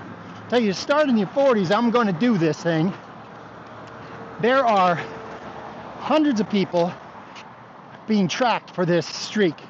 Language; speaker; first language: English; native; English